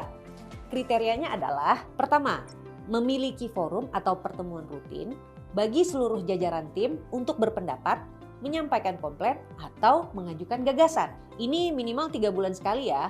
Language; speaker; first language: Indonesian; native; Indonesian